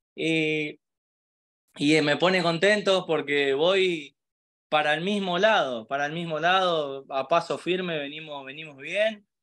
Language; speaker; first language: Spanish; native; Spanish